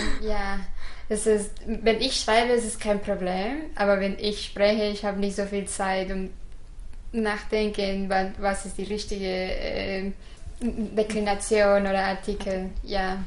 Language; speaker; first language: German; non-native, fluent; Spanish